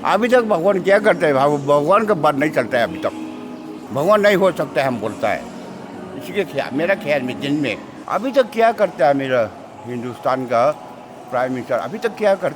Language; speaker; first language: Hindi; non-native, local second language; Manipuri